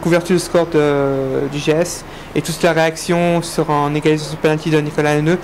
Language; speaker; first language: French; native; French